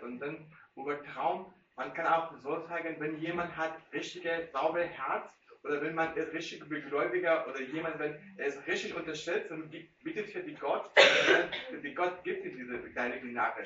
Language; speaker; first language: German; non-native, learner; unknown